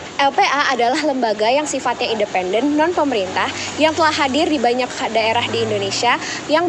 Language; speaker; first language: Indonesian; native; Indonesian